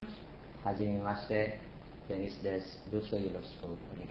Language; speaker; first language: Japanese; non-native, learner; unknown